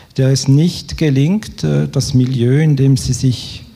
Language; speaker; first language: German; native; German